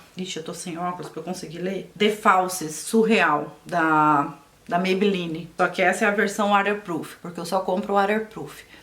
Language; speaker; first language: Portuguese; native; Portuguese